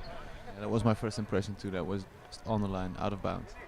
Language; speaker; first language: English; non-native, fluent; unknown